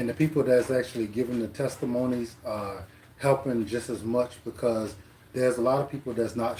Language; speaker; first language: English; native; English